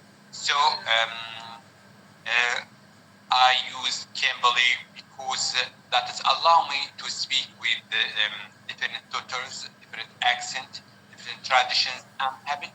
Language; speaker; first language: English; non-native, learner; Arabic